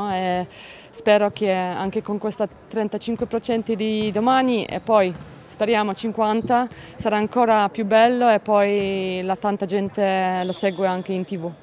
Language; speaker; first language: Italian; non-native, fluent; Polish